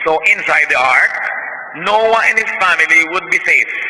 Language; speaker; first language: English; non-native, local second language; Filipino